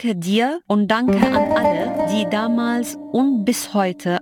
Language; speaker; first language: German; non-native, fluent; Arabic